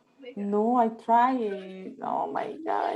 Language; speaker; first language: English; non-native, learner; Spanish